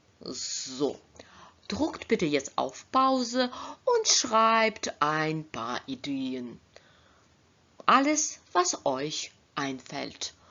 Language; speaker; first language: German; non-native, fluent; Ukrainian